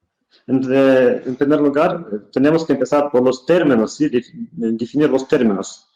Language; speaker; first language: Spanish; non-native, fluent; Russian